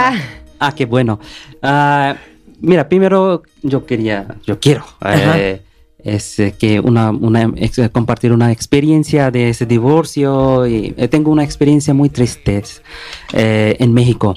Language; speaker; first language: Spanish; non-native, learner; Bangla